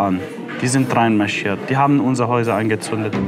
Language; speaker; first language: German; non-native, fluent; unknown